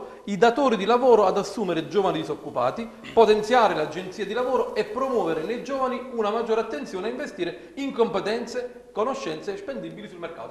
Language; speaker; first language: Italian; native; Italian